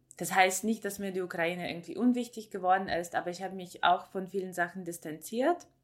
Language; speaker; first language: German; non-native, fluent; Ukrainian